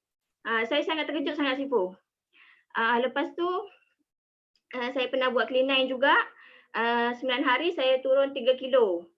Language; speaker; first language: Malay; native; Malay